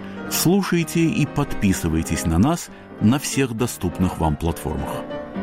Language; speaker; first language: Russian; native; Russian